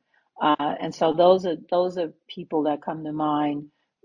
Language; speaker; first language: English; native; English